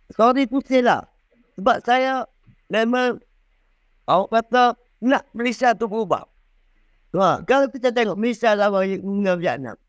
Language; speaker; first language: Malay; native; Malay